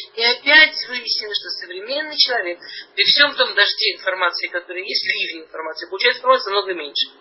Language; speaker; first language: Russian; early bilingual, heritage; Russian